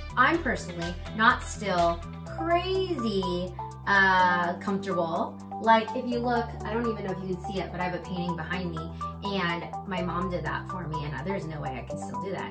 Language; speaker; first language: English; native; English